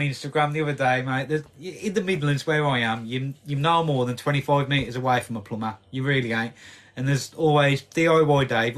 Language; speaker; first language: English; native; English